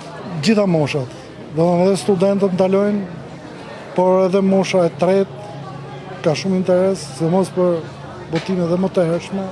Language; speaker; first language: Albanian; native; Albanian